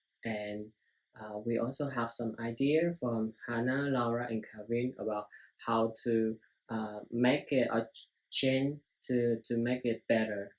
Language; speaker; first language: English; non-native, learner; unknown